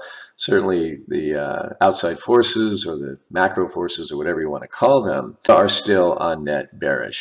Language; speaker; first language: English; native; English